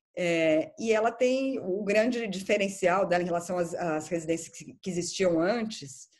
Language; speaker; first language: Portuguese; native; Portuguese